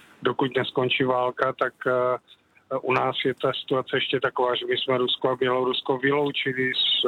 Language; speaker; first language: Czech; native; Czech